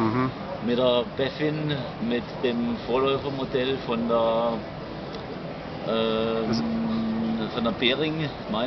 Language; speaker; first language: German; native; German